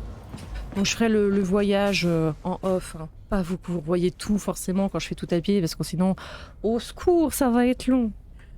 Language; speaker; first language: French; native; French